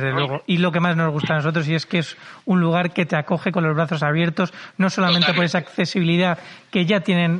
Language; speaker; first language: Spanish; native; Spanish